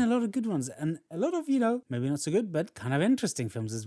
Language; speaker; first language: English; non-native, fluent; Norwegian